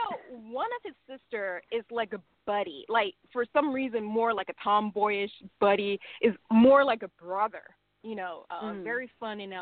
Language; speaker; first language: English; non-native, local second language; Cantonese